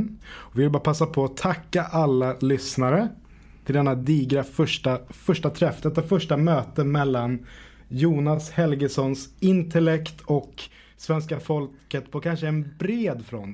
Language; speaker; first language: Swedish; native; Swedish